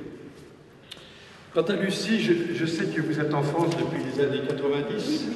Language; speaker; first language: French; native; French